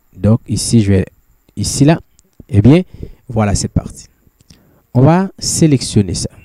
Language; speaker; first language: French; non-native, local second language; Haitian Creole